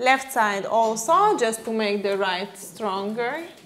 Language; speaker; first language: English; non-native, fluent; Hungarian